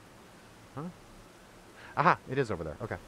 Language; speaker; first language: English; native; English